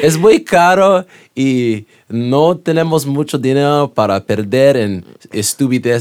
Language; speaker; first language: Spanish; non-native, learner; English